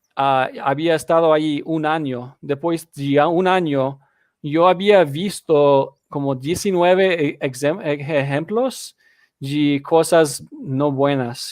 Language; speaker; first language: Spanish; non-native, fluent; English